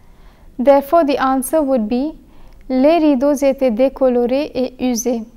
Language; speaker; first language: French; non-native, fluent; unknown